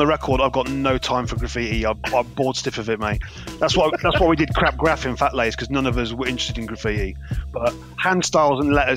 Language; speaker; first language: English; native; English